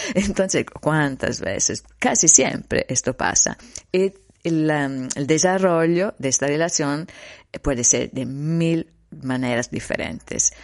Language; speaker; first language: Spanish; non-native, fluent; Italian